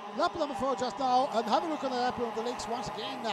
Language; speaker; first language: English; non-native, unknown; Italian